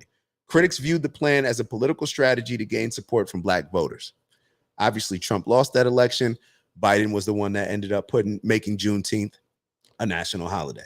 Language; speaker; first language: English; native; English